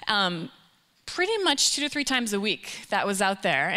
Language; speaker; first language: English; native; English